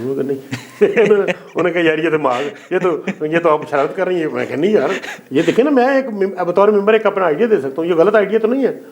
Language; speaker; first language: Urdu; non-native, local second language; Punjabi